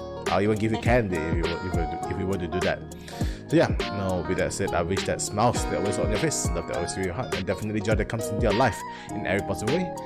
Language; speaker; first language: English; non-native, local second language; Chinese